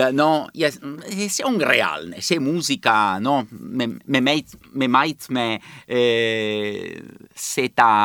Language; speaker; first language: Estonian; non-native, learner; Italian